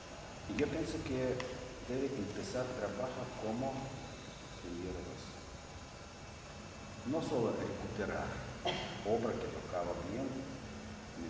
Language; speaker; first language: Spanish; non-native, learner; Russian